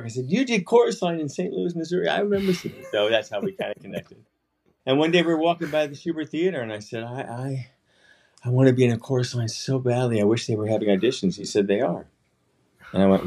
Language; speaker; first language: English; native; English